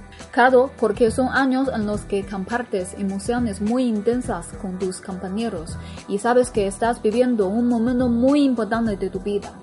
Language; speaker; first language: Spanish; non-native, fluent; Chinese